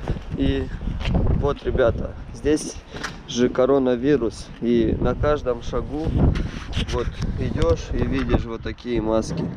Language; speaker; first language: Russian; non-native, fluent; Romanian